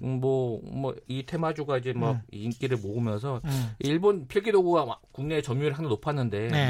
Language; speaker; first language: Korean; native; Korean